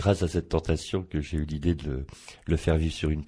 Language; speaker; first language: French; native; French